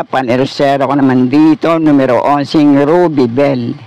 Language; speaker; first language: Filipino; native; Filipino